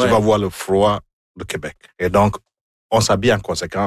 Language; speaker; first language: French; non-native, fluent; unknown